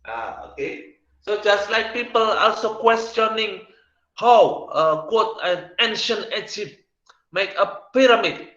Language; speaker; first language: English; non-native, learner; Indonesian